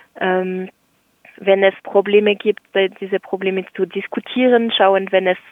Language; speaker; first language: German; non-native, local second language; French